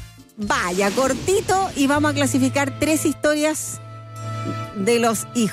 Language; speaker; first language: Spanish; native; Spanish